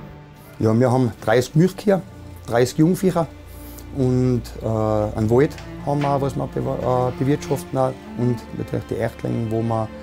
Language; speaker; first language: German; native; German